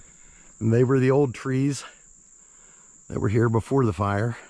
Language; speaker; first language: English; native; English